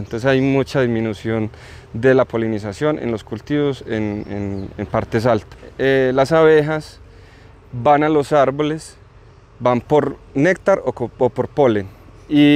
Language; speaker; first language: Spanish; native; Spanish